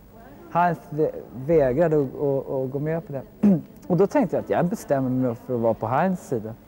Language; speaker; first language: Swedish; native; Swedish